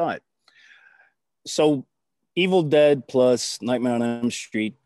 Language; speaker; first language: English; native; English